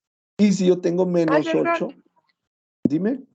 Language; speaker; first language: Spanish; native; Spanish